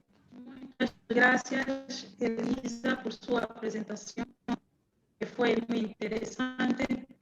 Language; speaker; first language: Spanish; non-native, fluent; Portuguese